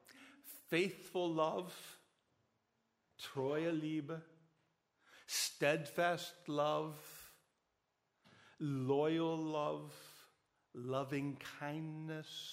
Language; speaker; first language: German; non-native, learner; English